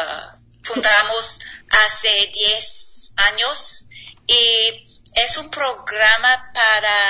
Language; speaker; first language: Spanish; non-native, learner; English